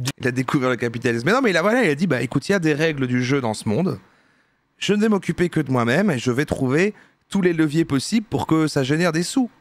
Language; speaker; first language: French; native; French